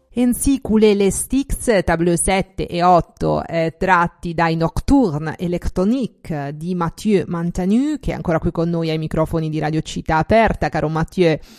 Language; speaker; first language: Italian; native; Italian